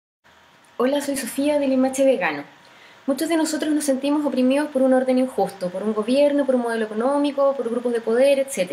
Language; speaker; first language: Spanish; native; Spanish